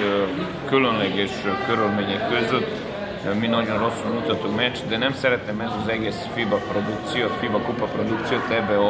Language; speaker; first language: Hungarian; non-native, learner; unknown